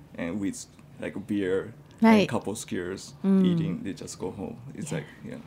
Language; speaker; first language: English; non-native, fluent; Japanese